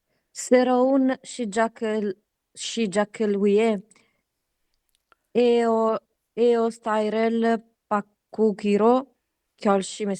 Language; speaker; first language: Korean; non-native, learner; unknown